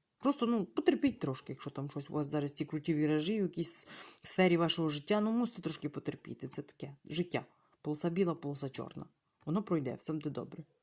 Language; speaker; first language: Ukrainian; non-native, local second language; Russian